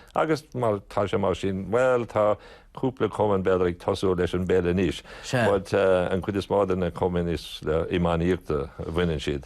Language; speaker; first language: Irish; native; Irish